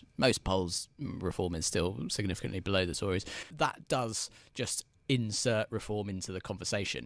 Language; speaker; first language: English; native; English